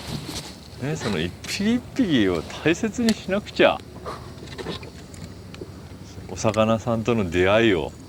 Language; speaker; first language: Japanese; native; Japanese